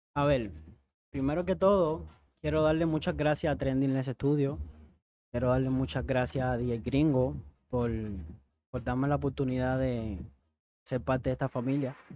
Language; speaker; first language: Spanish; native; Spanish